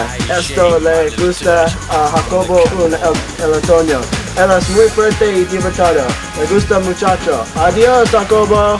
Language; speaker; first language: Spanish; non-native, learner; English